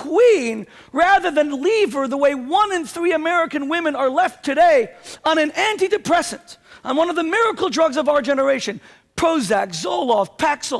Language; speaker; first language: English; native; English